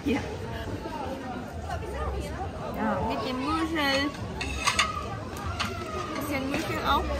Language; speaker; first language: German; non-native, learner; Thai